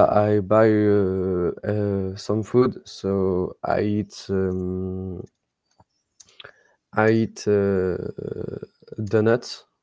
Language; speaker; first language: English; non-native, learner; French